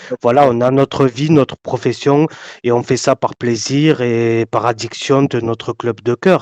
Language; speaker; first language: French; native; French